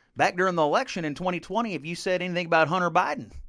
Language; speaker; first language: English; native; English